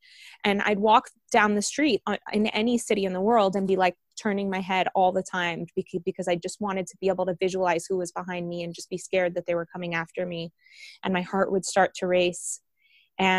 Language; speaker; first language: English; early bilingual, other home language; Spanish